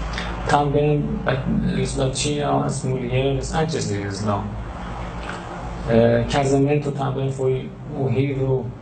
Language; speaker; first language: Portuguese; non-native, learner; Persian